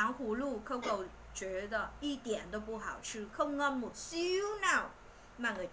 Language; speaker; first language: Chinese; non-native, fluent; Vietnamese